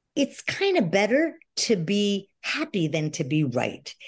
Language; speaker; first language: English; non-native, fluent; Spanish